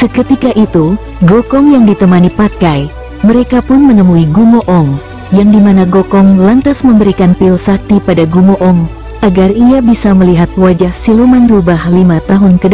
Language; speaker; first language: Indonesian; native; Indonesian